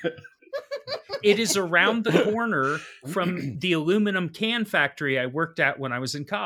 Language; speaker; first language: English; native; English